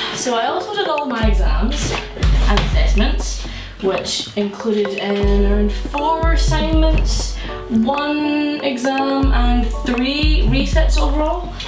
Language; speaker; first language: English; native; English